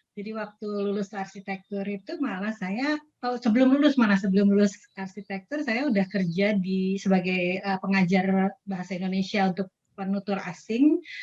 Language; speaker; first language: Indonesian; native; Indonesian